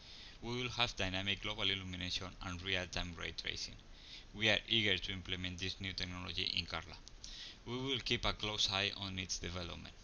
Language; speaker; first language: English; non-native, fluent; Spanish